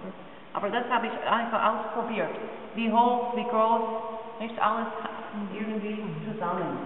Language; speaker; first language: German; non-native, learner; English